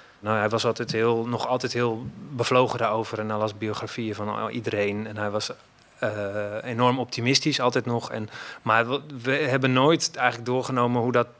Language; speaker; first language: Dutch; native; Dutch